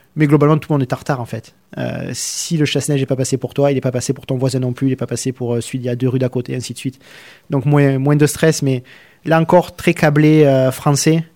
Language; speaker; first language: French; native; French